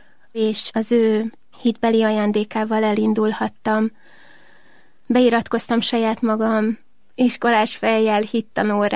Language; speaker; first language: Hungarian; native; Hungarian